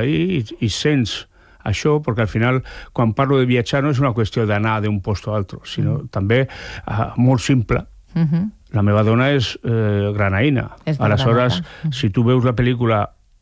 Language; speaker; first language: Catalan; native; Catalan